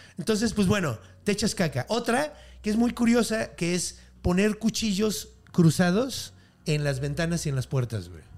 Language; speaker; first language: Spanish; native; Spanish